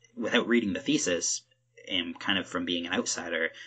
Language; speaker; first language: English; native; English